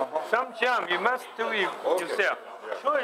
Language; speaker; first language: English; non-native, learner; Chinese